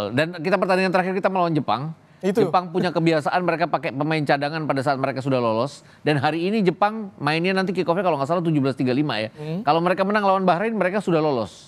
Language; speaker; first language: Indonesian; native; Indonesian